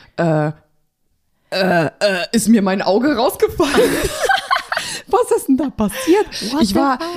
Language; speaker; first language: German; early bilingual, other home language; Polish